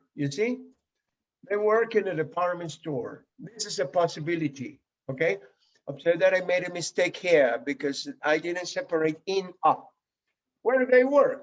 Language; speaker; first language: English; non-native, fluent; Spanish